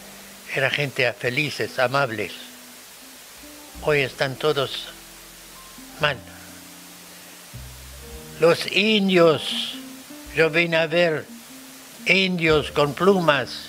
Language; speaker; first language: Spanish; non-native, fluent; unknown